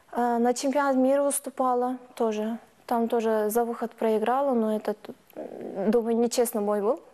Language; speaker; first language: Russian; non-native, local second language; Turkish